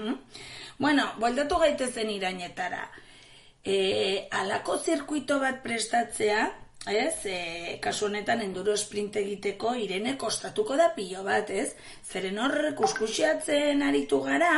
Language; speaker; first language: Basque; native; Basque